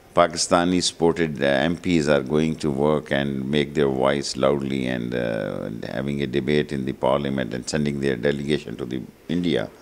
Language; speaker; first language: English; non-native, local second language; Punjabi